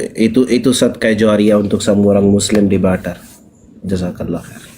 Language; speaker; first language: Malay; non-native, learner; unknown